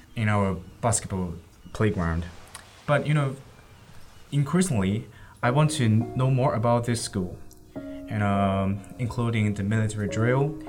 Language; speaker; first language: English; non-native, fluent; Chinese